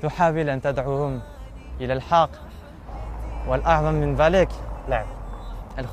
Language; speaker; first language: Arabic; non-native, learner; French